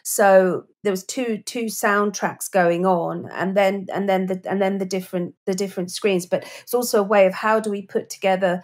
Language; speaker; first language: English; native; English